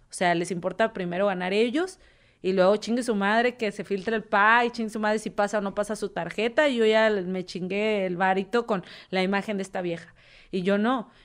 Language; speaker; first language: Spanish; native; Spanish